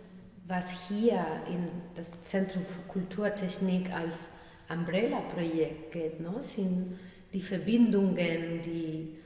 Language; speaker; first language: German; non-native, fluent; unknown